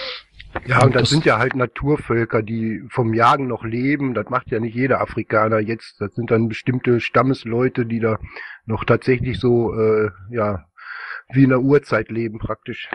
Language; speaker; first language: German; native; German